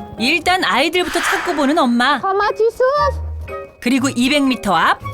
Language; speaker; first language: Korean; native; Korean